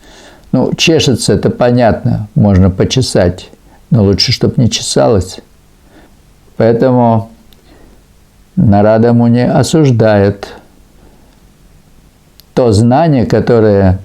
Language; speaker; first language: Russian; native; Russian